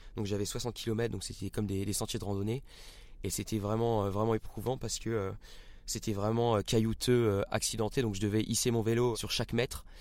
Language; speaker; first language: French; native; French